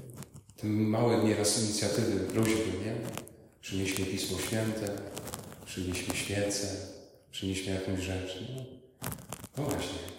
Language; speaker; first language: Polish; native; Polish